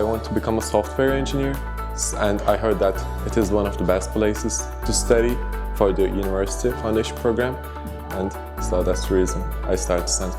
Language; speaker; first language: English; non-native, fluent; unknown